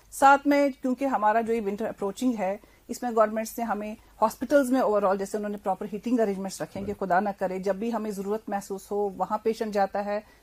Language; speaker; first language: Hindi; non-native, local second language; Kashmiri